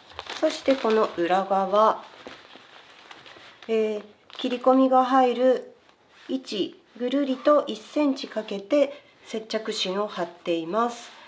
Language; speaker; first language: Japanese; native; Japanese